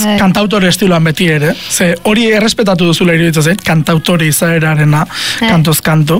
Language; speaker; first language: Basque; native; Basque